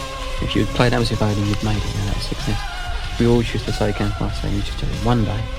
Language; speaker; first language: English; native; English